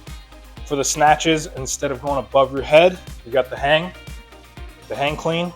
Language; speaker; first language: English; native; English